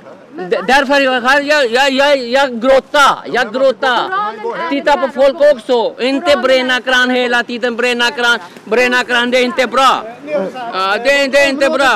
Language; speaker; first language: Swedish; non-native, learner; Urdu